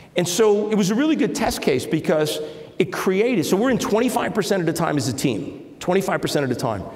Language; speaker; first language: English; native; English